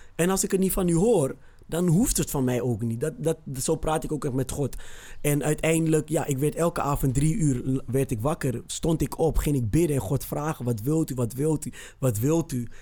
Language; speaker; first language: Dutch; early bilingual, other home language; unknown